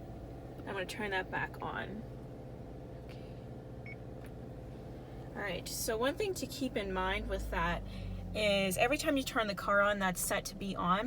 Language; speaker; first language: English; native; English